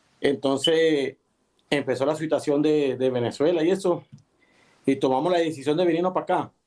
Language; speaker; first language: Spanish; native; Spanish